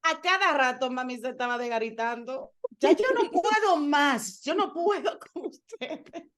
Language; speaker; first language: Spanish; early bilingual, other home language; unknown